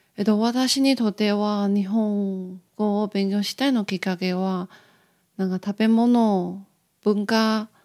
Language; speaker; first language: Japanese; non-native, learner; Chinese